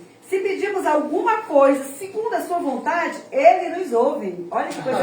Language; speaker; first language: Portuguese; native; Portuguese